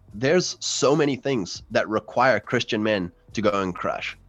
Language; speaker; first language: English; native; English